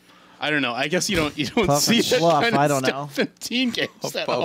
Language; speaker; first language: English; native; English